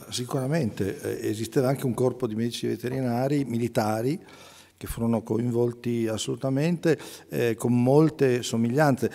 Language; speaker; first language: Italian; native; Italian